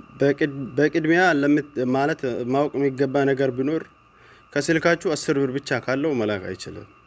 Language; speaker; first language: Amharic; non-native, local second language; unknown